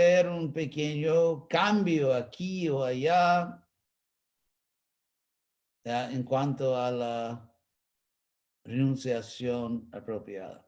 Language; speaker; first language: Spanish; non-native, fluent; English